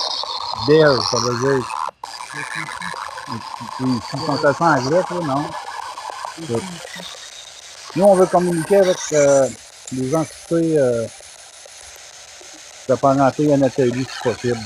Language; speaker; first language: French; native; French